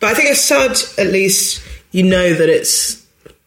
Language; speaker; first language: English; native; English